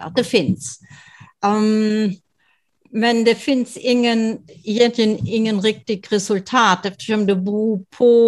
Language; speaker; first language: Swedish; non-native, fluent; German